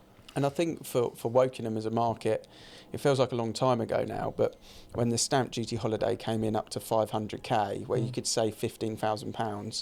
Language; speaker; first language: English; native; English